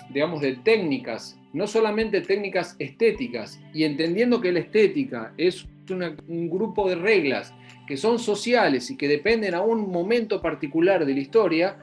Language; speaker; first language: Spanish; native; Spanish